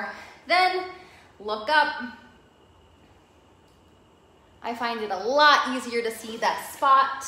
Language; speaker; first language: English; native; English